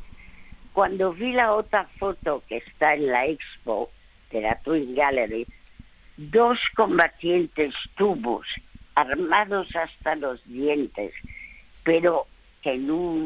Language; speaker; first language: Spanish; early bilingual, other home language; French